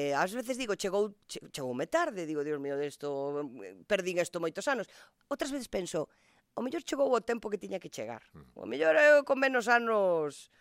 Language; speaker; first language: Galician; non-native, local second language; Spanish